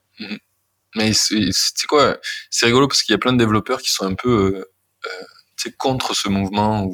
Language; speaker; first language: French; native; French